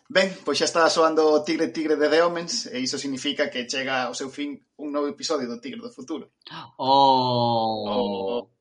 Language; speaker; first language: Galician; non-native, local second language; Spanish